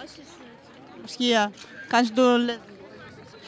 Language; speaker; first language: German; non-native, learner; Ukrainian